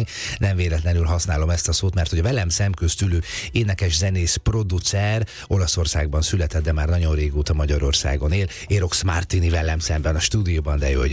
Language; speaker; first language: Hungarian; native; Hungarian